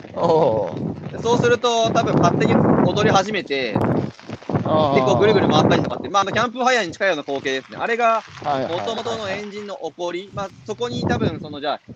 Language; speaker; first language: Japanese; native; Japanese